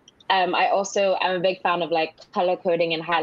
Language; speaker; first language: English; non-native, local second language; Yoruba